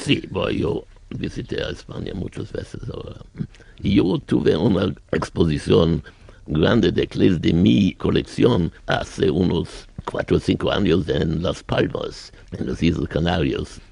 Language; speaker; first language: Spanish; non-native, learner; German